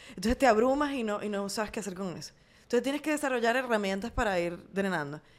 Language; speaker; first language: Spanish; native; Spanish